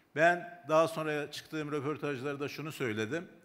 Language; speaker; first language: Turkish; native; Turkish